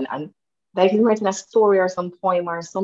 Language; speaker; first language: English; native; English